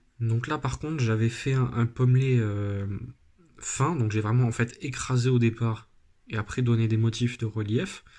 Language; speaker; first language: French; native; French